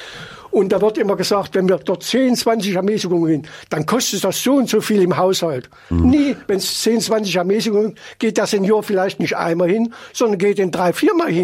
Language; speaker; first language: German; native; German